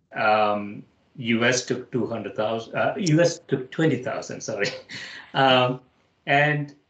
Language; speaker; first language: English; non-native, local second language; Malayalam